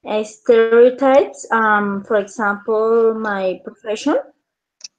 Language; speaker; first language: English; non-native, learner; Spanish